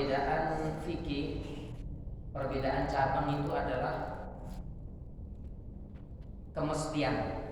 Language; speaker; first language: Indonesian; native; Indonesian